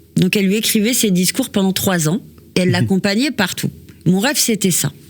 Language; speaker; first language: French; native; French